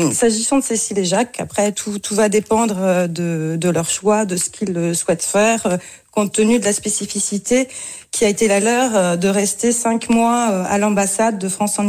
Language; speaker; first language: French; native; French